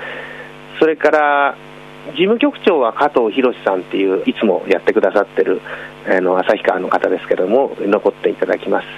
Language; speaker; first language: Japanese; native; Japanese